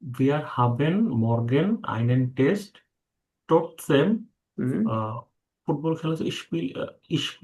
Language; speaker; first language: German; non-native, learner; Bangla